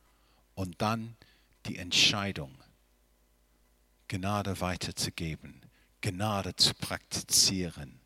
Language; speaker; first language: German; non-native, fluent; English